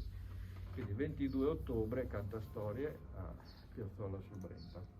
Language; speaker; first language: Italian; native; Italian